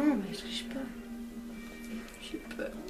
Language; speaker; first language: French; early bilingual, other home language; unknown